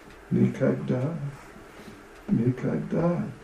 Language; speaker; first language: Russian; non-native, learner; English